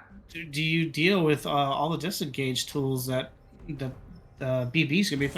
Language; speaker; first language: English; native; English